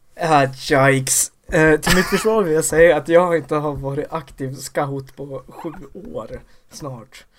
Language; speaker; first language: Swedish; native; Swedish